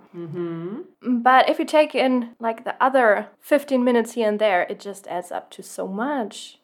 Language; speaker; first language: English; non-native, fluent; German